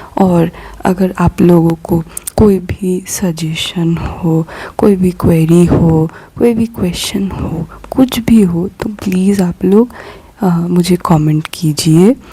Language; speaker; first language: Hindi; non-native, local second language; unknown